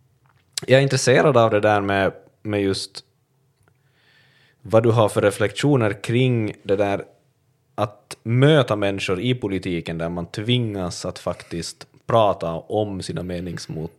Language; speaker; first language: Swedish; native; Swedish